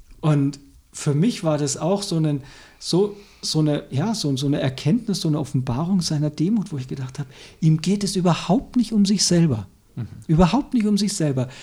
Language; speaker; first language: German; native; German